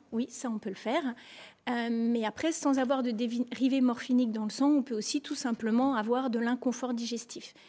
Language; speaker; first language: French; native; French